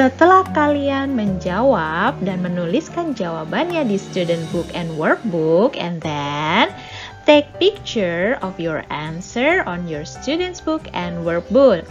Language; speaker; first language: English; non-native, fluent; Indonesian